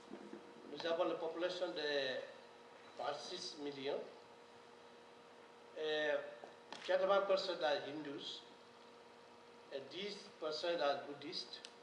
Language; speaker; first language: French; non-native, learner; Nepali